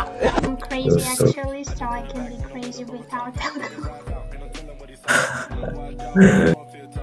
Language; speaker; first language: English; non-native, fluent; Tatar